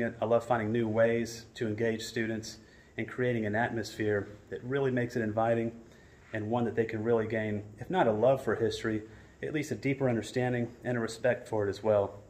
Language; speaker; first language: English; native; English